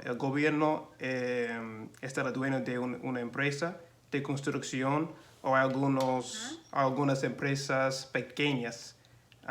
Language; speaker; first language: Spanish; non-native, learner; English